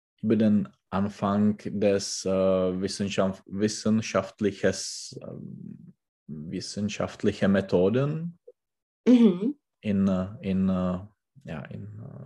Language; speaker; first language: German; non-native, learner; Czech